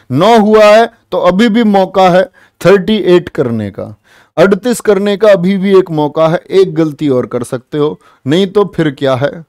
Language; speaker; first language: Hindi; native; Hindi